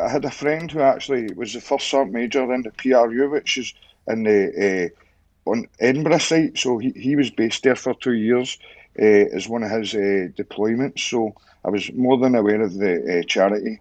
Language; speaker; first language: English; native; English